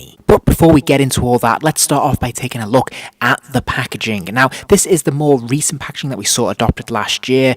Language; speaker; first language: English; native; English